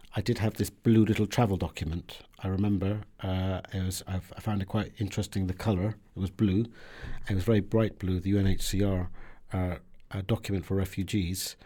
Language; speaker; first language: English; early bilingual, other home language; Persian